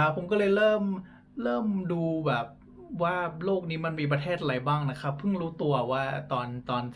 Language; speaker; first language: Thai; non-native, fluent; English